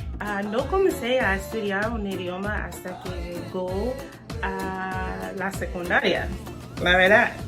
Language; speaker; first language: Spanish; non-native, learner; English